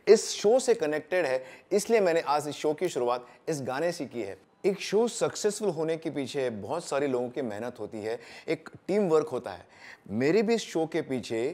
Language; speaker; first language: Hindi; non-native, local second language; Marathi